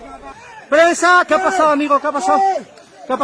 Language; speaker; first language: Spanish; native; Spanish